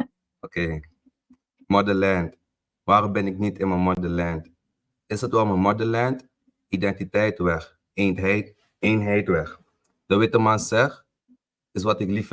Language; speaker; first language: Dutch; native; Dutch